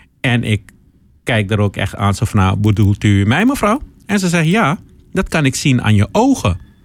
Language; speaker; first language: Dutch; early bilingual, other home language; Papiamento